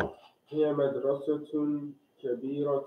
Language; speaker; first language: Arabic; non-native, learner; English